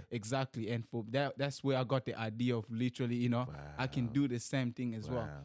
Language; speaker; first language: English; early bilingual, other home language; Lingala